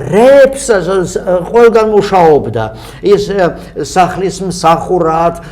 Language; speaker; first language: Georgian; non-native, local second language; Russian